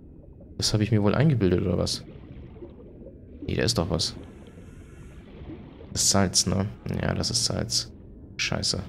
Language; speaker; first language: German; native; German